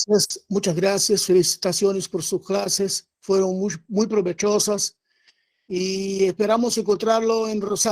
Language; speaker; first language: Spanish; non-native, learner; Portuguese